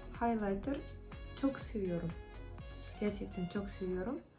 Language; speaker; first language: Turkish; non-native, fluent; Russian